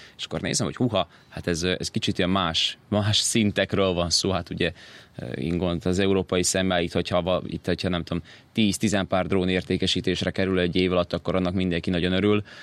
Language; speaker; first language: Hungarian; native; Hungarian